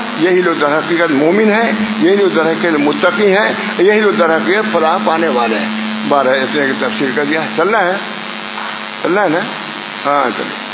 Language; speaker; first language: Urdu; native; Urdu